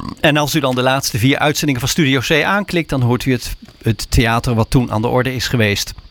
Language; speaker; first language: Dutch; native; Dutch